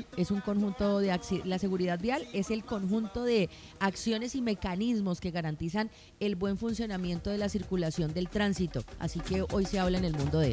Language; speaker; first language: Spanish; native; Spanish